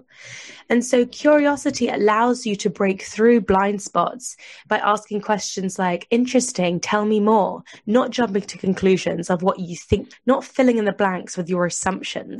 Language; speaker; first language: English; native; English